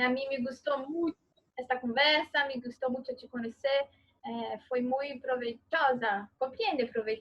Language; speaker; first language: Spanish; non-native, learner; Portuguese